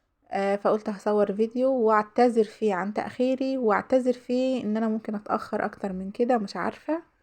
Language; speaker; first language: Arabic; native; Arabic